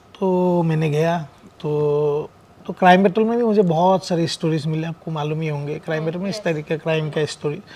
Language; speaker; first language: Hindi; non-native, local second language; Assamese